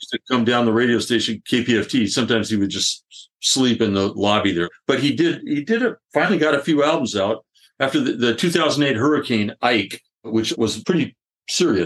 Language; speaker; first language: English; native; English